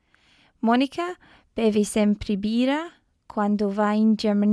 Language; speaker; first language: Italian; non-native, learner; English